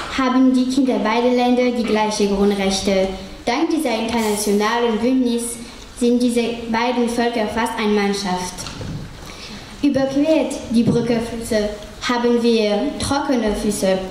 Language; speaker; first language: German; non-native, local second language; French